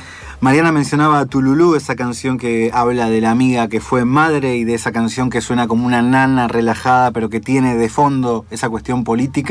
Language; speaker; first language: Spanish; native; Spanish